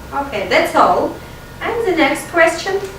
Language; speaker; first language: English; non-native, fluent; Russian